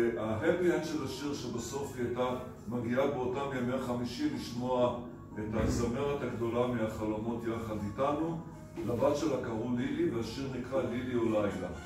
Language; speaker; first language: Hebrew; early bilingual, other home language; Arabic